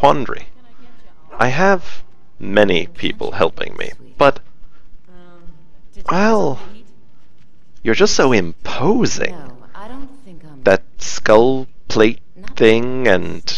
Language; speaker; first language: English; native; English